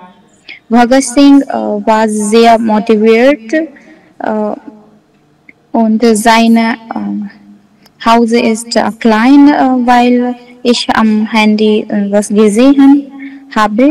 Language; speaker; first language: German; non-native, learner; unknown